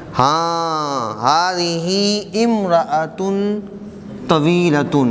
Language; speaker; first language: Urdu; native; Urdu